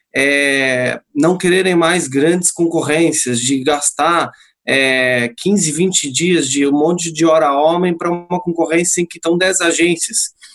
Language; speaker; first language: Portuguese; native; Portuguese